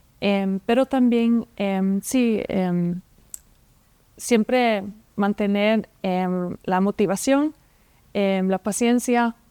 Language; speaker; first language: Spanish; non-native, fluent; German